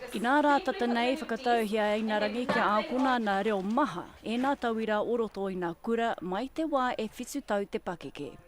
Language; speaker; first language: Māori; native; Māori